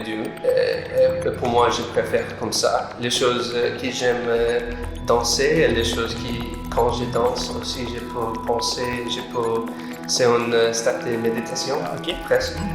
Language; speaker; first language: French; non-native, learner; English